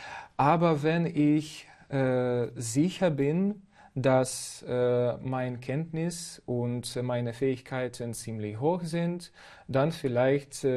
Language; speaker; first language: German; non-native, fluent; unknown